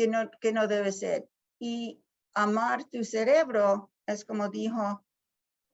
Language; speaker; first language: Spanish; early bilingual, heritage; Spanish